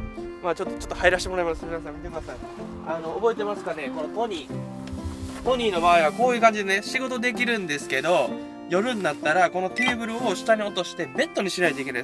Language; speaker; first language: Japanese; native; Japanese